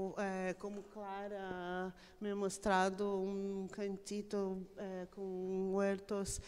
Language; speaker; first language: Spanish; non-native, fluent; Portuguese